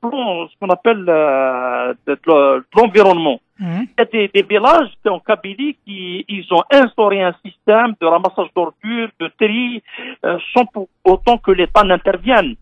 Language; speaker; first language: French; non-native, local second language; Kabyle